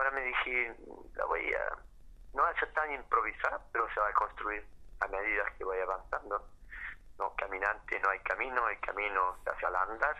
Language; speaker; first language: Spanish; non-native, fluent; French